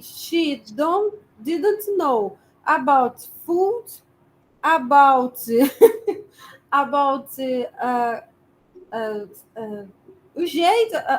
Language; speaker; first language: English; non-native, learner; Portuguese